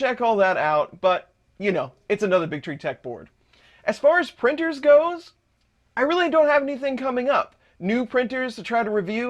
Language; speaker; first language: English; native; English